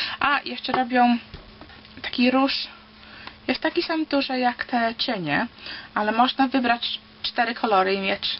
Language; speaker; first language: Polish; early bilingual, heritage; Polish